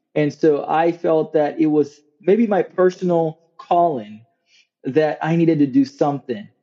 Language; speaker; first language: English; non-native, local second language; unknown